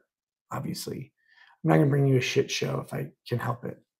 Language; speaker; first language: English; native; English